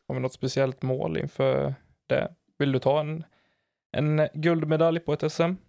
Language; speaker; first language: Swedish; native; Swedish